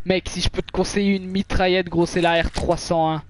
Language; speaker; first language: French; native; French